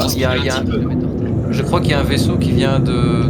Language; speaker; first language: French; native; French